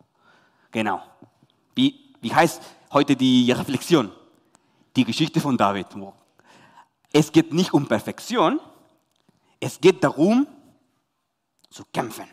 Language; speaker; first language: German; non-native, learner; Spanish